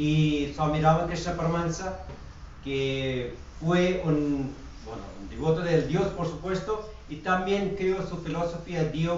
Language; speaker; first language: Spanish; non-native, fluent; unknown